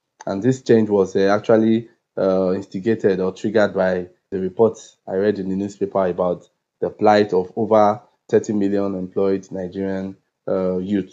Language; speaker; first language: English; non-native, local second language; Yoruba